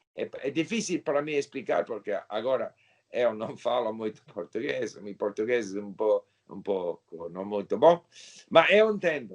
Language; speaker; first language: Portuguese; non-native, learner; English